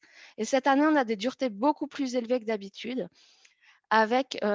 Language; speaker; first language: French; native; French